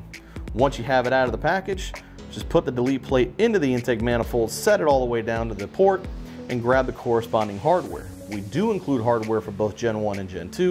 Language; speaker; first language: English; native; English